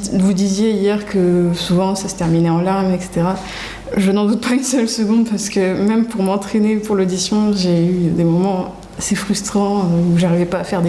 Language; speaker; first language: French; native; French